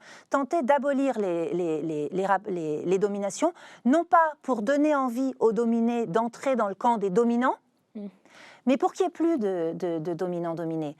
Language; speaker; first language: French; native; French